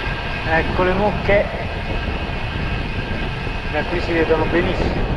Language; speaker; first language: Italian; native; Italian